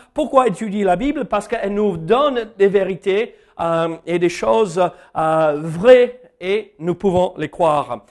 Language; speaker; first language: French; non-native, fluent; English